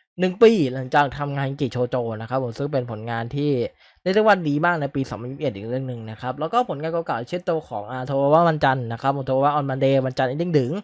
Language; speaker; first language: Thai; native; Thai